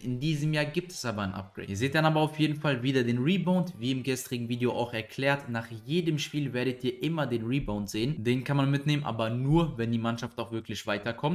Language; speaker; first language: German; native; German